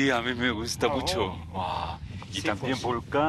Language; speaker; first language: Spanish; non-native, learner; Korean